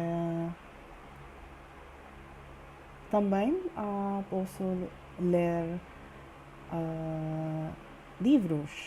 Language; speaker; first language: Portuguese; non-native, learner; English